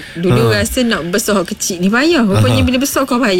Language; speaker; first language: Malay; native; Malay